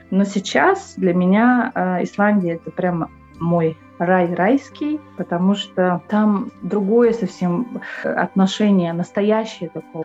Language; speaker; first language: Russian; non-native, local second language; Yakut